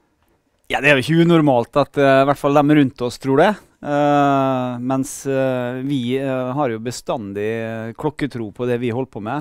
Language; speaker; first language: Norwegian; native; Norwegian